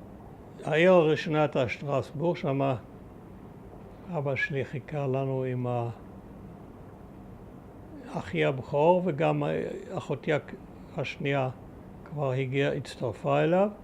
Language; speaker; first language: Hebrew; early bilingual, other home language; German